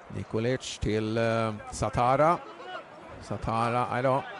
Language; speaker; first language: Swedish; native; Swedish